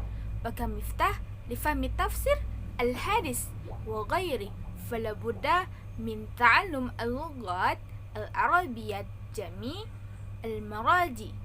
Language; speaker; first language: Arabic; non-native, learner; Indonesian